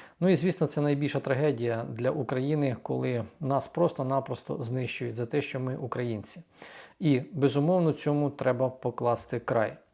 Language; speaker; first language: Ukrainian; native; Ukrainian